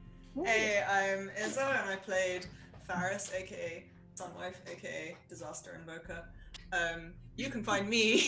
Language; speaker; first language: English; native; English